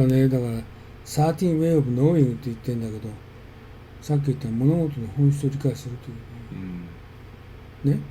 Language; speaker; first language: Japanese; native; Japanese